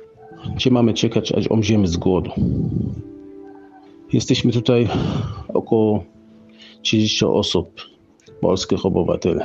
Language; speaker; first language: Polish; non-native, fluent; Arabic